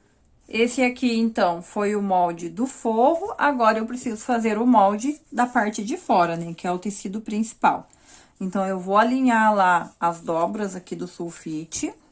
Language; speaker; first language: Portuguese; native; Portuguese